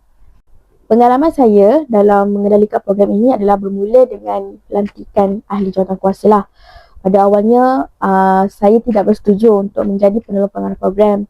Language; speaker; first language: Malay; native; Malay